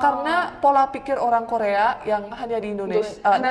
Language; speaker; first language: Indonesian; early bilingual, other home language; Korean